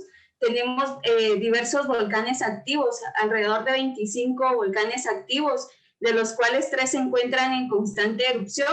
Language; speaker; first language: Spanish; native; Spanish